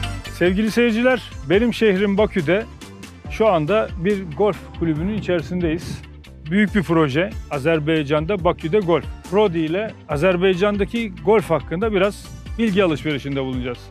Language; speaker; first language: Turkish; native; Turkish